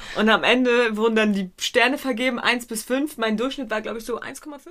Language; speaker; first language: German; early bilingual, other home language; Pashto